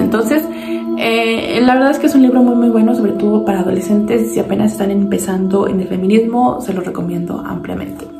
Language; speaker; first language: Spanish; native; Spanish